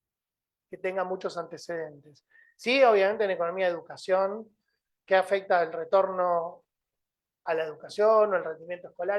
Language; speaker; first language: Spanish; native; Spanish